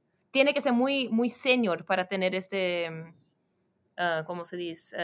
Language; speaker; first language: Spanish; non-native, fluent; Portuguese